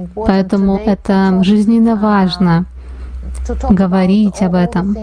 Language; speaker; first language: Russian; non-native, fluent; Hindi